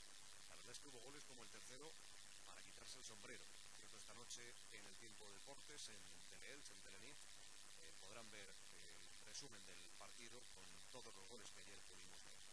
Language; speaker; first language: Spanish; native; Spanish